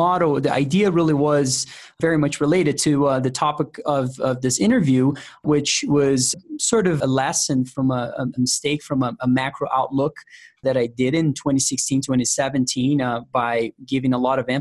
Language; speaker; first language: English; non-native, fluent; Portuguese